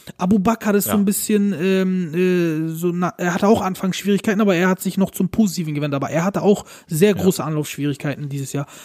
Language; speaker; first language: German; early bilingual, other home language; Turkish